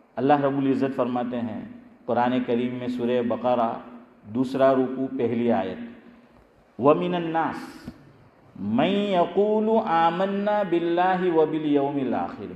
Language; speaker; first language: Urdu; non-native, local second language; Gujarati